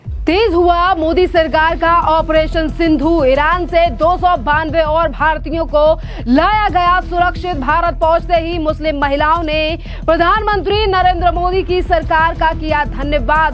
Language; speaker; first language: Hindi; native; Hindi